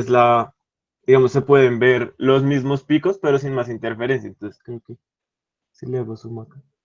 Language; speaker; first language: Spanish; native; Spanish